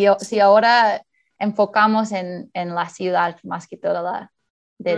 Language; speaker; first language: Spanish; early bilingual, heritage; Spanish